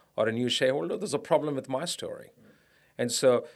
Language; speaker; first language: English; non-native, local second language; Tamil